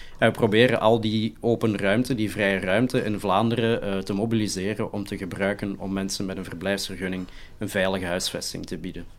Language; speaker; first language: Dutch; native; Dutch